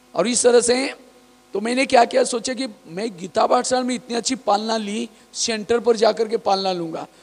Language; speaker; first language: Hindi; non-native, local second language; Marathi